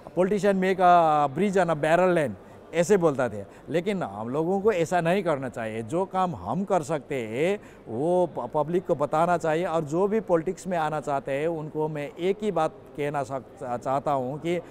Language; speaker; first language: Hindi; non-native, local second language; Nepali